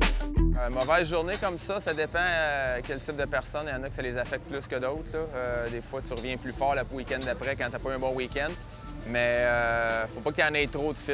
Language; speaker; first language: French; native; French